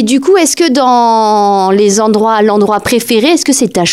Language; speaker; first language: French; native; French